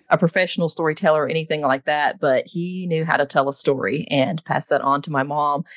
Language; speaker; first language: English; native; English